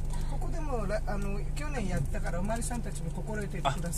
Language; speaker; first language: Japanese; native; Japanese